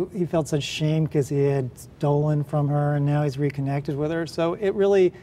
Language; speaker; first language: English; native; English